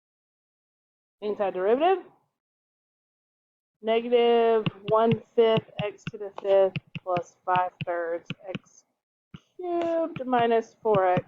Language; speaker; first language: English; native; English